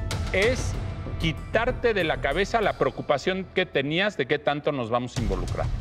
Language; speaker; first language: Spanish; native; Spanish